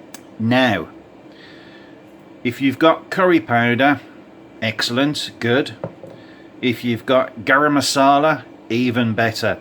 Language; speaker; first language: English; native; English